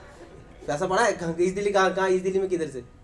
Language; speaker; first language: Hindi; native; Hindi